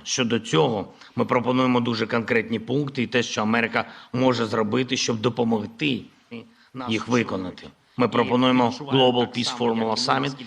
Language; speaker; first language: Ukrainian; non-native, local second language; Russian